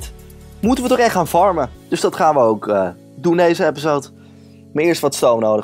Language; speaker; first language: Dutch; native; Dutch